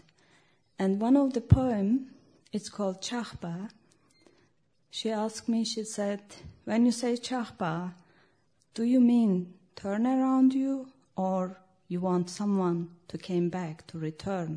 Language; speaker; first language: English; non-native, fluent; Turkish